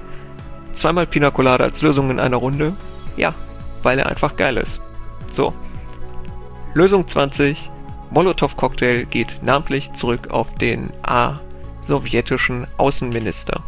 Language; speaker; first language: German; native; German